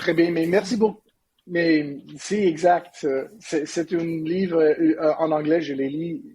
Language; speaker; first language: French; non-native, learner; English